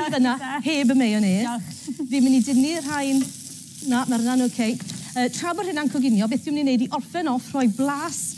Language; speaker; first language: Welsh; native; Welsh